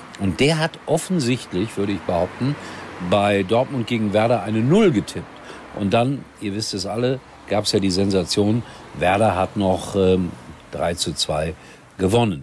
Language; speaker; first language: German; native; German